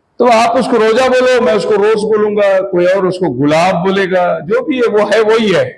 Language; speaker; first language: Hindi; non-native, local second language; Tamil